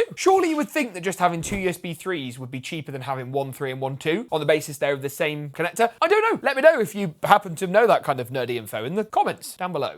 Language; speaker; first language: English; native; English